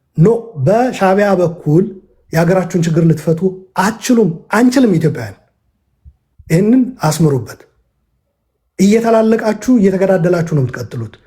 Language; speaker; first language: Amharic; non-native, local second language; Tigrinya